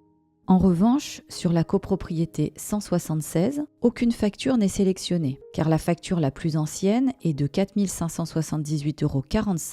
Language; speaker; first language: French; native; French